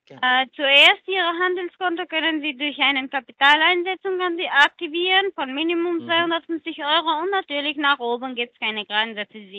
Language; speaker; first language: German; non-native, learner; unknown